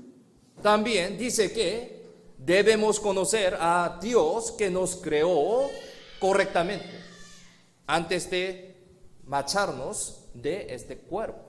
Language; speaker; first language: Spanish; non-native, fluent; Korean